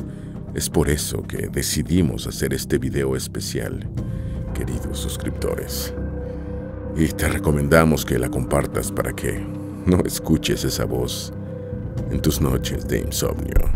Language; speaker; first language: Spanish; native; Spanish